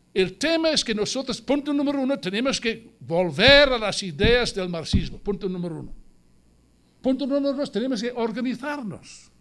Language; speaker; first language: Spanish; non-native, fluent; English